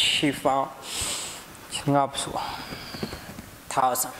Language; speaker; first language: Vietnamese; non-native, learner; Hindi